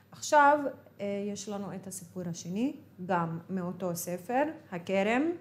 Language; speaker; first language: Hebrew; non-native, local second language; Arabic